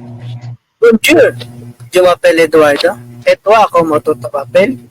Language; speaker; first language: French; non-native, learner; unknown